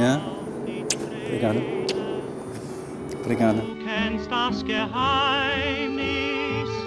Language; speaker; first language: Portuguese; non-native, learner; German